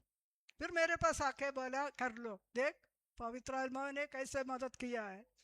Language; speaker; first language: Hindi; non-native, local second language; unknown